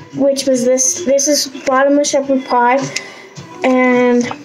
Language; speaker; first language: English; native; English